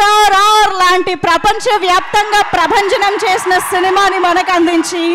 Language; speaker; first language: Telugu; native; Telugu